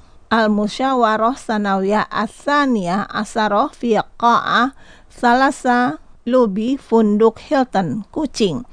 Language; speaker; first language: Arabic; non-native, fluent; Indonesian